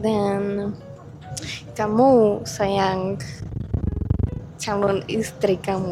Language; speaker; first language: Indonesian; non-native, learner; Czech